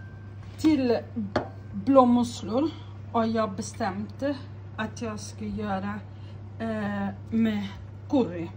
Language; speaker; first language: Swedish; non-native, fluent; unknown